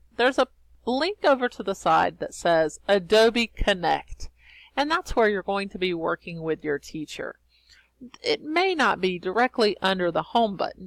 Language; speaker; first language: English; native; English